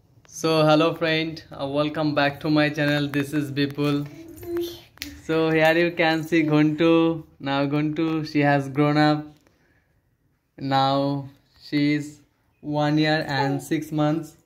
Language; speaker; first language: English; non-native, local second language; Bangla